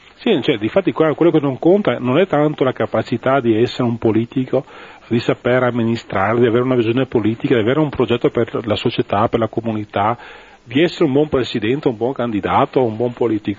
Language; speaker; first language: Italian; native; Italian